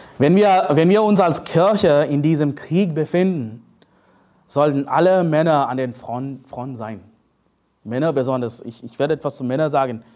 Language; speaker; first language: German; non-native, fluent; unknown